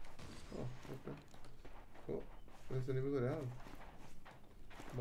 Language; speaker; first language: Spanish; non-native, learner; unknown